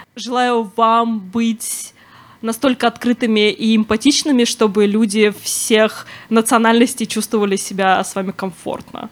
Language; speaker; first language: Russian; native; Russian